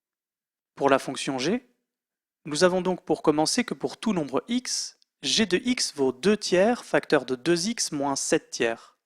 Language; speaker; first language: French; native; French